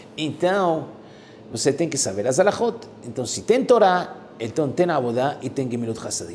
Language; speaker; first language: Portuguese; non-native, fluent; Spanish